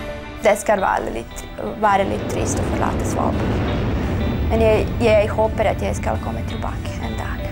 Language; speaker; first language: Norwegian; non-native, fluent; Serbian